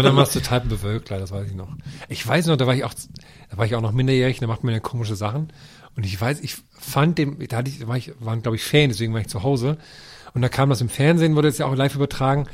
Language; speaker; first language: German; native; German